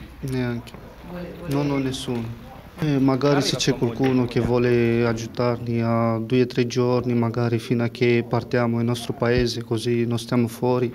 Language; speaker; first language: Italian; non-native, learner; Romanian